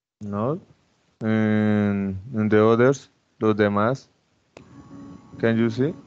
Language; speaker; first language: English; non-native, fluent; Spanish